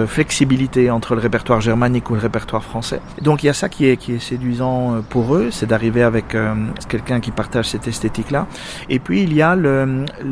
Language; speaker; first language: French; native; French